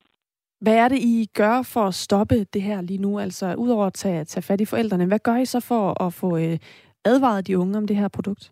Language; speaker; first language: Danish; native; Danish